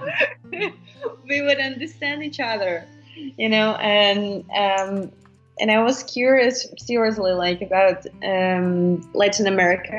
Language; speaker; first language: English; non-native, fluent; Russian